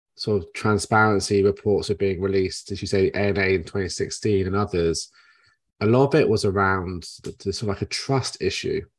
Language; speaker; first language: English; native; English